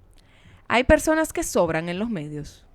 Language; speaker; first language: Spanish; native; Spanish